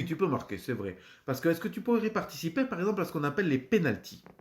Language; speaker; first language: French; native; French